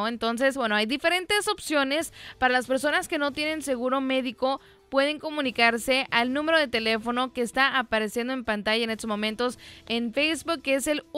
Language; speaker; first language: Spanish; native; Spanish